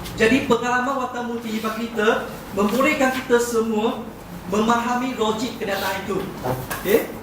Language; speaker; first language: Malay; non-native, local second language; Chinese